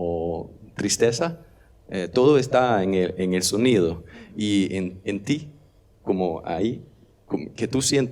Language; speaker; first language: Spanish; non-native, learner; Danish